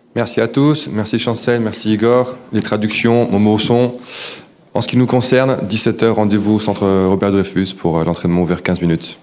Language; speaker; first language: French; native; French